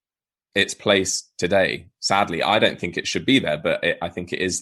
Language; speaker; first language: English; native; English